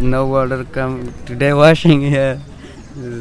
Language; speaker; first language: English; non-native, learner; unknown